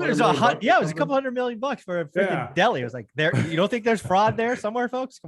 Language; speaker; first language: English; native; English